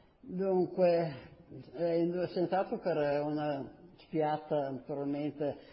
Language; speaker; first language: Italian; native; Italian